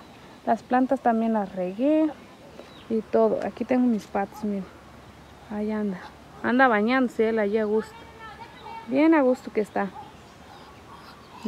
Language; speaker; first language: Spanish; native; Spanish